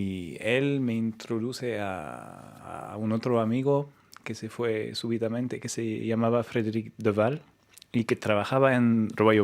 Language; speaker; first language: Spanish; non-native, fluent; French